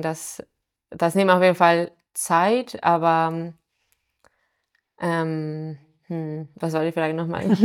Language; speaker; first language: German; non-native, fluent; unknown